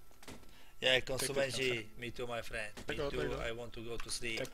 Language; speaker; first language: English; non-native, learner; Polish